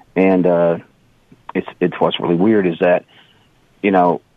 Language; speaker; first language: English; native; English